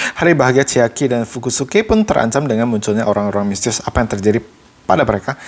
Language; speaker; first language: Indonesian; native; Indonesian